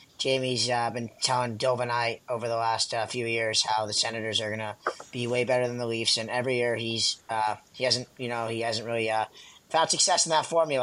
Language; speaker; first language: English; native; English